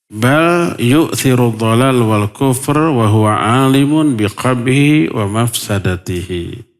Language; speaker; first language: Arabic; non-native, fluent; Indonesian